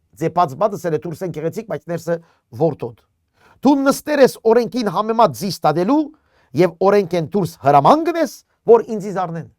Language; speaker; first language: Armenian; native; Armenian